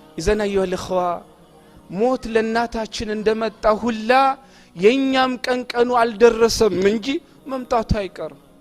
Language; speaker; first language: Amharic; non-native, local second language; Oromo